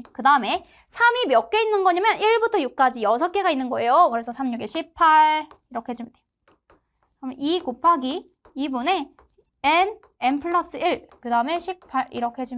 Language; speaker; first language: Korean; native; Korean